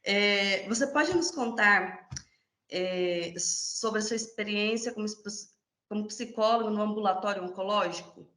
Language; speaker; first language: Portuguese; native; Portuguese